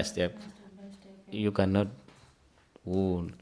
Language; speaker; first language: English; non-native, learner; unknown